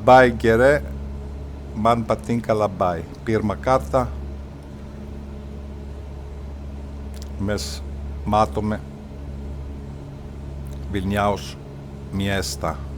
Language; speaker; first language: Lithuanian; non-native, learner; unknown